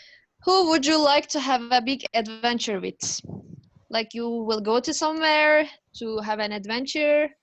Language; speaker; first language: English; non-native, fluent; Turkish